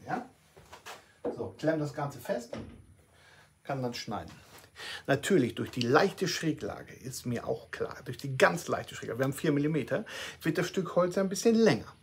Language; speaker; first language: German; native; German